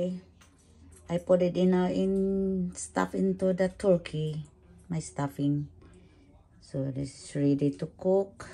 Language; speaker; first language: English; non-native, learner; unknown